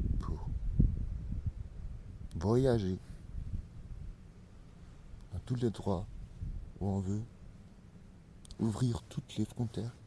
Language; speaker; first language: French; non-native, learner; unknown